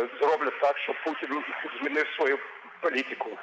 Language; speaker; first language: Ukrainian; non-native, fluent; German